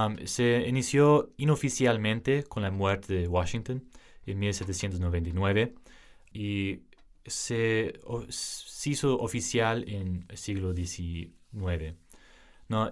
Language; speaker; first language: Spanish; early bilingual, heritage; English